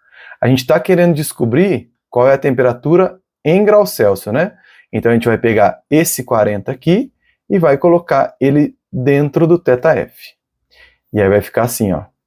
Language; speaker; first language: Portuguese; native; Portuguese